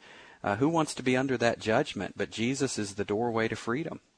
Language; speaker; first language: English; native; English